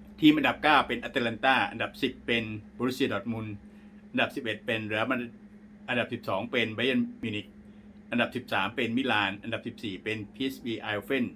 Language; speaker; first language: Thai; native; Thai